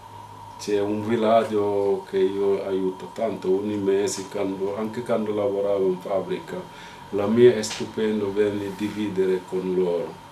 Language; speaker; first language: Italian; non-native, fluent; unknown